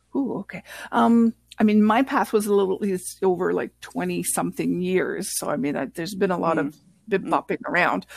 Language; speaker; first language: English; non-native, fluent; French